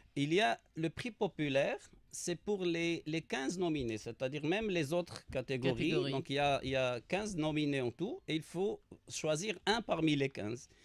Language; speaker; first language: French; non-native, local second language; Arabic